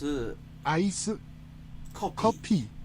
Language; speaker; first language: Korean; non-native, learner; English